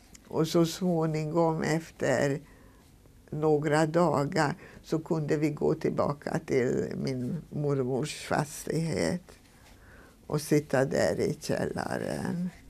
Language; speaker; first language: Swedish; non-native, fluent; Hungarian